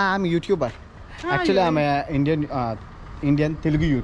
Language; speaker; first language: English; non-native, learner; Telugu